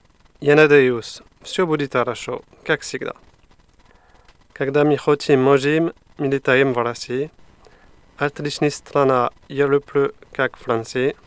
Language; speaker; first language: Russian; non-native, learner; French